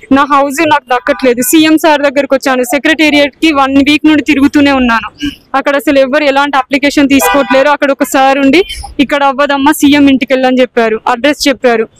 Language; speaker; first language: Telugu; native; Telugu